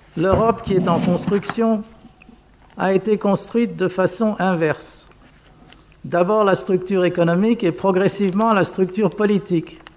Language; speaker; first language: French; non-native, fluent; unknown